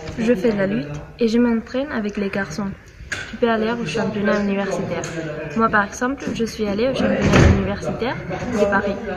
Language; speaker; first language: French; non-native, learner; Spanish